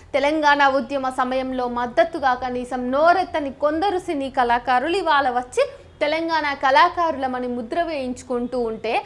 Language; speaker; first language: Telugu; native; Telugu